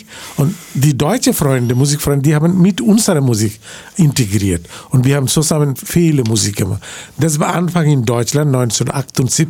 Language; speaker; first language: German; non-native, learner; Bangla